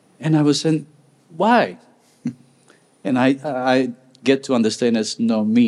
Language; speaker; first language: English; non-native, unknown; Spanish